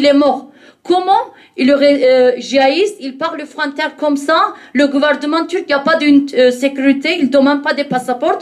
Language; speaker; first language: French; non-native, learner; Kurdish